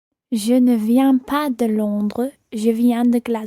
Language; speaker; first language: French; non-native, learner; English